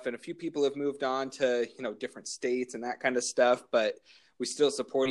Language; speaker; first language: English; native; English